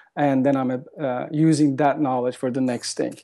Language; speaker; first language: English; non-native, fluent; Turkish